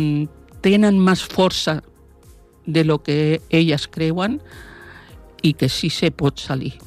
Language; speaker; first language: Catalan; non-native, local second language; Spanish